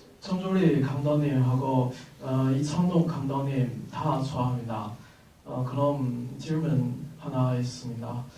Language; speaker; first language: Korean; non-native, learner; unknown